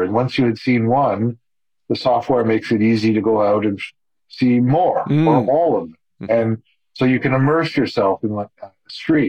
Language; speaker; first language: English; native; English